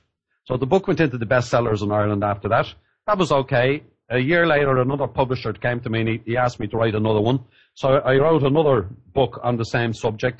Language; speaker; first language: English; native; English